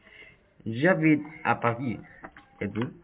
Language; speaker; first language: French; non-native, learner; Spanish